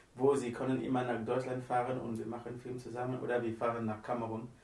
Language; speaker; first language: German; non-native, fluent; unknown